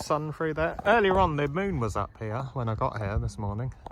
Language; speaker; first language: English; native; English